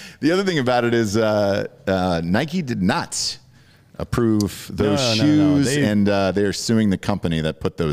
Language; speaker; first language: English; native; English